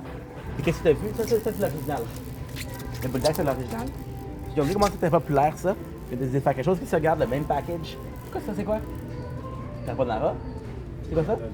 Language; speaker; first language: French; native; French